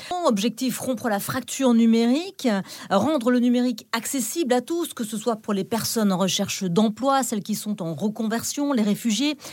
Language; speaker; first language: French; native; French